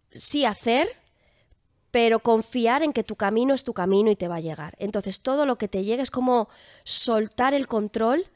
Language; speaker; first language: Spanish; native; Spanish